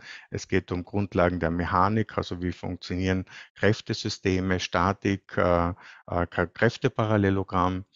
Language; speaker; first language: German; native; German